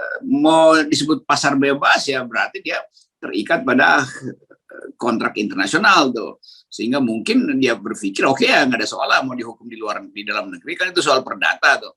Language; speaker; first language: Indonesian; native; Indonesian